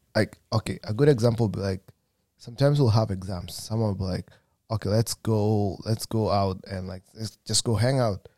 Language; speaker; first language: English; non-native, local second language; Kikuyu